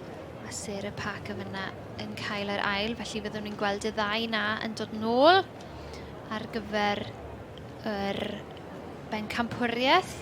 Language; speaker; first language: Welsh; native; Welsh